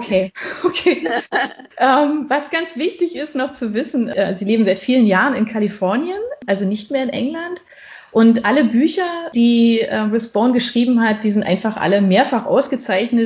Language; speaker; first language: German; native; German